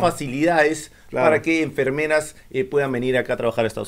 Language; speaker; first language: Spanish; native; Spanish